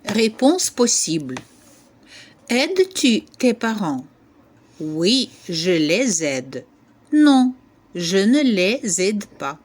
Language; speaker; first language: French; non-native, fluent; Ukrainian